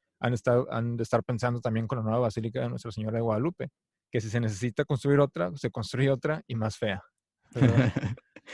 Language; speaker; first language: Spanish; native; Spanish